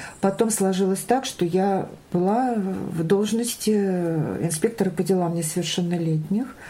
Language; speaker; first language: Russian; native; Russian